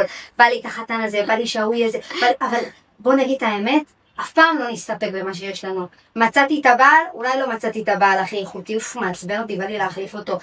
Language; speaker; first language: Hebrew; native; Hebrew